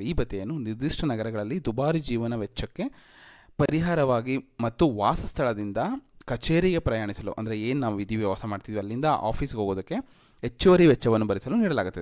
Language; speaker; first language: Kannada; native; Kannada